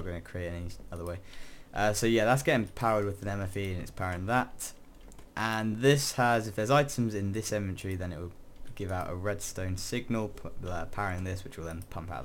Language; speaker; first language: English; native; English